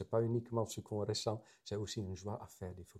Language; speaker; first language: French; non-native, fluent; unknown